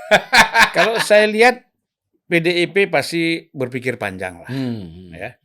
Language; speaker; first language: Indonesian; native; Indonesian